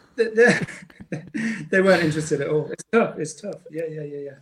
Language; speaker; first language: English; native; English